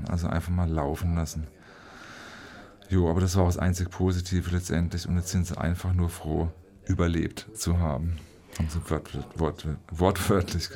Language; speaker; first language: German; native; German